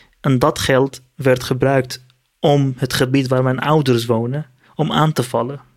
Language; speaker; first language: Dutch; non-native, fluent; Kurdish